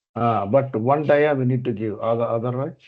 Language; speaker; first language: English; non-native, learner; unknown